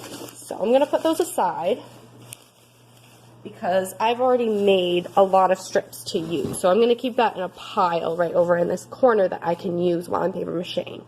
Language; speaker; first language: English; native; English